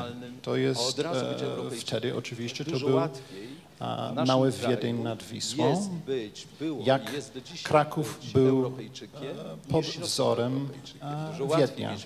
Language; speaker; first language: Polish; non-native, fluent; Japanese